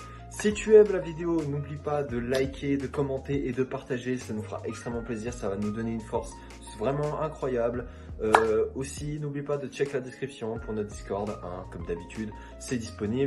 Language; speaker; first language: French; native; French